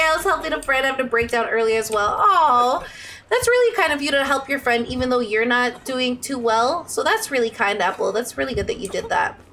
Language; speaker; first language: English; native; English